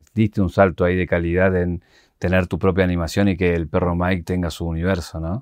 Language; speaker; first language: Spanish; native; Spanish